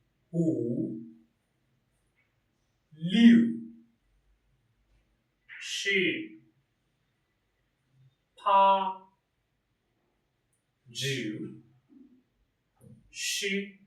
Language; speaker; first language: Chinese; non-native, fluent; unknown